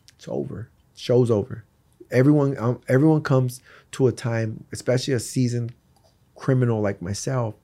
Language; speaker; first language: English; native; English